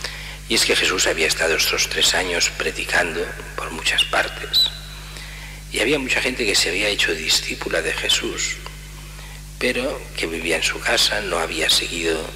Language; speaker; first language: Spanish; native; Spanish